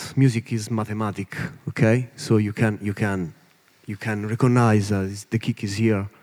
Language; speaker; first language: English; non-native, learner; Italian